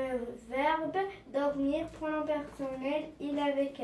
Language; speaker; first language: French; non-native, learner; Arabic